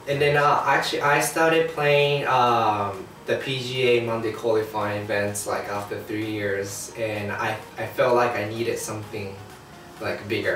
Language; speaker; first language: English; non-native, fluent; Japanese